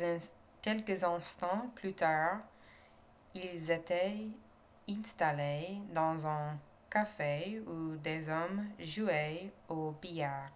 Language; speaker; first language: French; non-native, learner; English